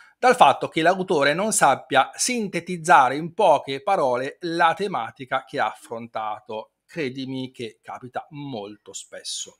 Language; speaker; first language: Italian; native; Italian